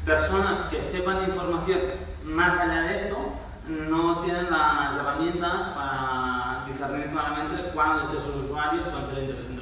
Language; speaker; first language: Spanish; non-native, local second language; Catalan